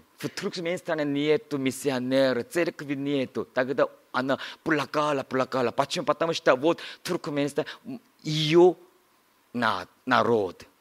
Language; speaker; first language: Russian; non-native, learner; Korean